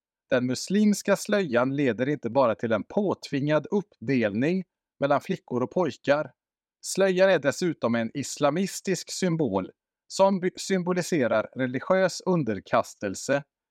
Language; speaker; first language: Swedish; native; Swedish